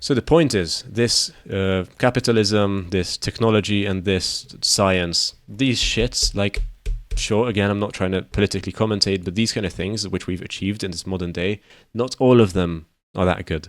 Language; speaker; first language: English; native; English